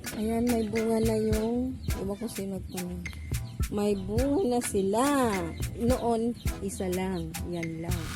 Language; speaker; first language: Filipino; non-native, local second language; Iloko